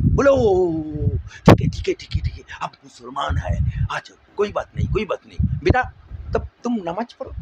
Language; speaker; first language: Hindi; non-native, local second language; Bangla